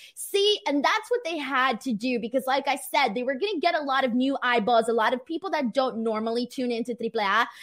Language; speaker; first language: English; early bilingual, other home language; Spanish